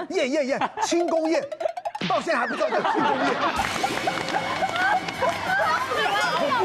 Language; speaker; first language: Chinese; native; Chinese